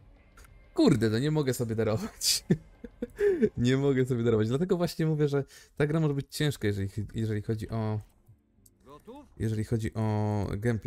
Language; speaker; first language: Polish; native; Polish